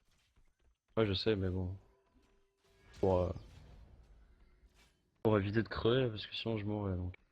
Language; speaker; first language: French; native; French